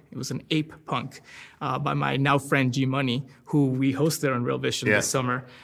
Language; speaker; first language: English; non-native, fluent; Spanish